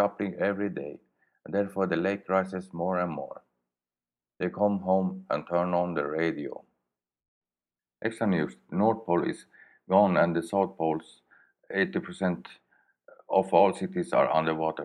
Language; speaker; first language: English; non-native, learner; Swedish